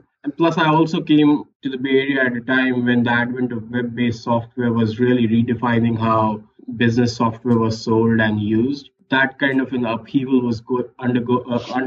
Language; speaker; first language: English; non-native, local second language; Hindi